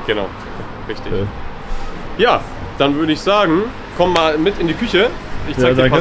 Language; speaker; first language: German; native; German